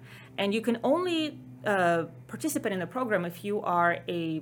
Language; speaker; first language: English; non-native, fluent; Ukrainian